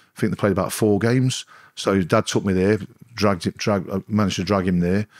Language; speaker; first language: English; native; English